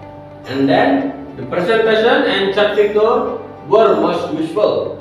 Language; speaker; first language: English; non-native, learner; Indonesian